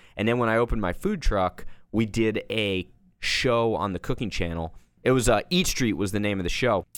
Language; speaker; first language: English; native; English